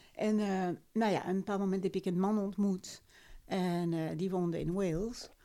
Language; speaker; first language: Dutch; non-native, fluent; French